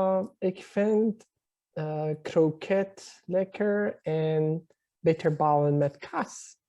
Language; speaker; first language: Dutch; non-native, learner; Persian